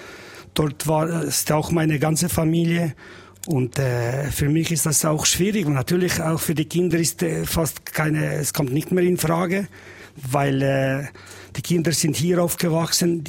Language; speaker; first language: German; non-native, learner; Albanian